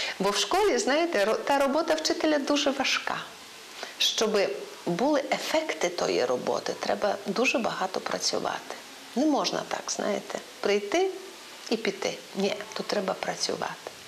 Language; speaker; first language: Ukrainian; non-native, local second language; Polish